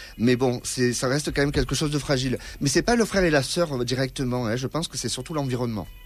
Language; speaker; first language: French; native; French